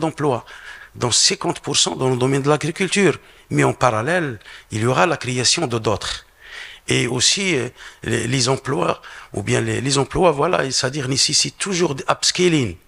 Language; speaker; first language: French; non-native, local second language; Arabic